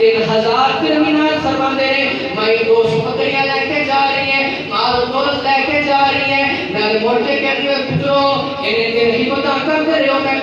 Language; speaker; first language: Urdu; non-native, local second language; Punjabi